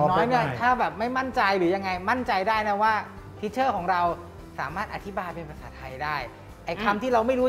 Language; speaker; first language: Thai; native; Thai